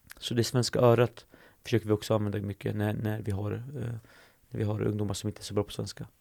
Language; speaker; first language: Swedish; early bilingual, other home language; Assyrian Neo-Aramaic